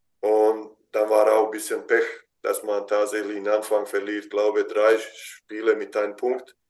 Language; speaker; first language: German; non-native, fluent; Bosnian